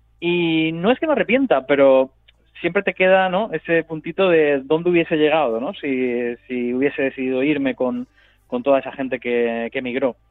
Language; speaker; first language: Spanish; native; Spanish